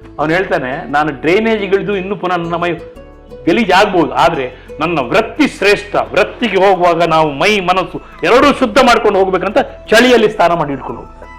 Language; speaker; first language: Kannada; non-native, local second language; Tulu